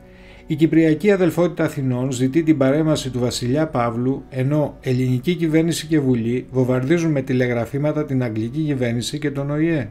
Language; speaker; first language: Greek; native; Greek